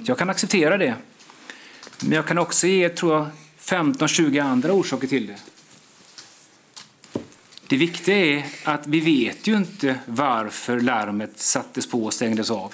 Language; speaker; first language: Swedish; native; Swedish